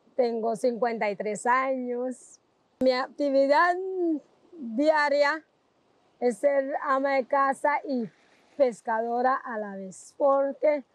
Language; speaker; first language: Spanish; non-native, local second language; English